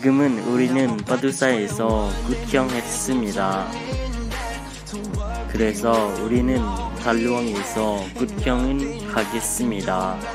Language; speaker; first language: Korean; non-native, learner; Hmong